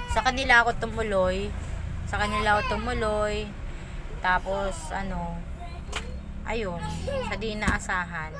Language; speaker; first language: Filipino; native; Filipino